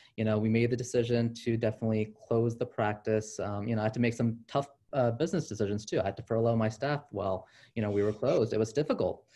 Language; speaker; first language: English; native; English